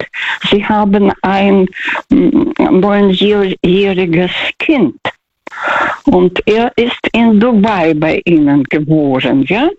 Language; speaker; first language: German; non-native, fluent; Russian